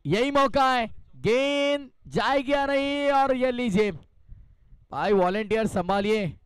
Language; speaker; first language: Hindi; non-native, local second language; Marathi